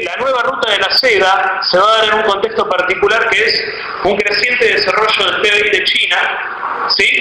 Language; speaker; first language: Spanish; native; Spanish